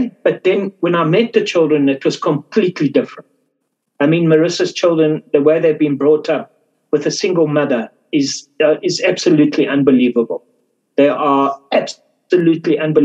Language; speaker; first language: English; native; English